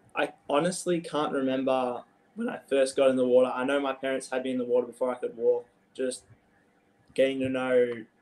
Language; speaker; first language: English; native; English